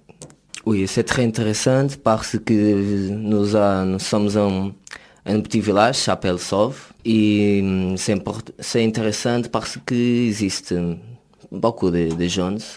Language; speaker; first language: French; non-native, learner; Portuguese